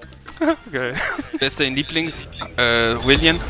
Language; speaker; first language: German; native; German